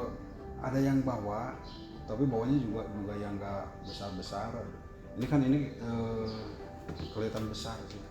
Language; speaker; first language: Indonesian; native; Indonesian